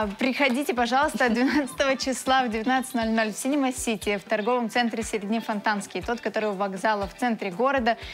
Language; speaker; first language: Russian; native; Russian